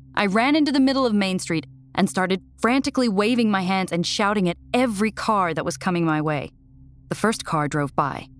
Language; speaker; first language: English; native; English